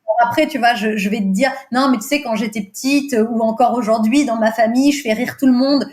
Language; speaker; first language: French; early bilingual, other home language; Portuguese